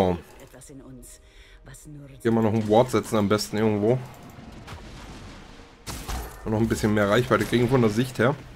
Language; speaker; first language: German; native; German